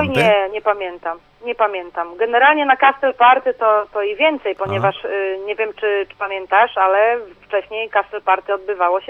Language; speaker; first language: Polish; native; Polish